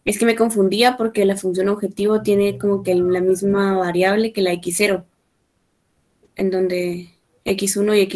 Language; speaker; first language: Spanish; native; Spanish